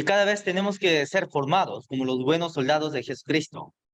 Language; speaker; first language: Spanish; native; Spanish